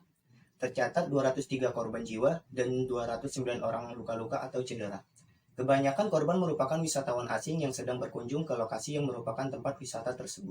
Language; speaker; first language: Indonesian; native; Indonesian